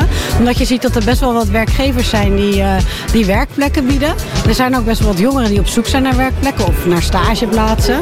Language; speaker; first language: Dutch; native; Dutch